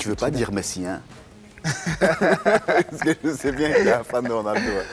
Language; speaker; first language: French; native; French